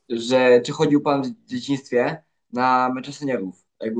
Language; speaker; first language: Polish; native; Polish